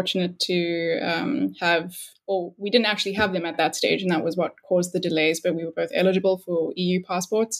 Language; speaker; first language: English; native; English